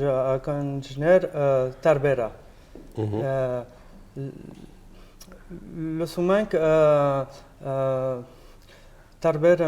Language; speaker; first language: Armenian; non-native, learner; French